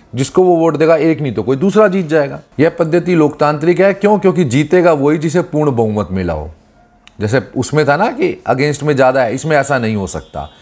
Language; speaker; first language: Hindi; native; Hindi